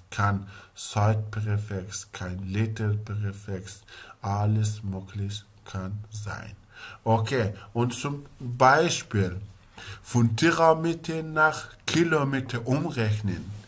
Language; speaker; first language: German; non-native, learner; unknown